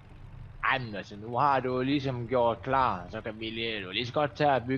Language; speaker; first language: Danish; native; Danish